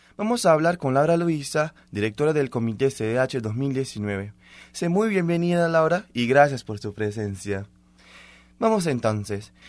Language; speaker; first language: Spanish; non-native, fluent; Portuguese